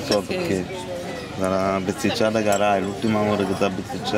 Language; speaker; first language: Italian; native; Italian